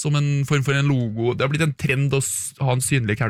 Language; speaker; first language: Norwegian; native; Norwegian